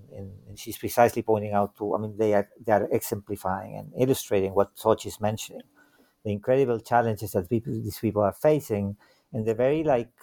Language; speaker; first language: English; non-native, fluent; Spanish